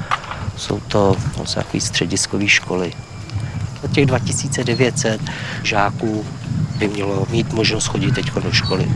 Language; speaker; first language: Czech; native; Czech